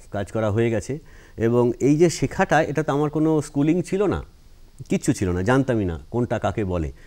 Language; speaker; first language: Bangla; native; Bangla